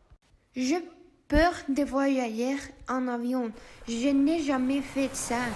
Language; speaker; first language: French; non-native, learner; Spanish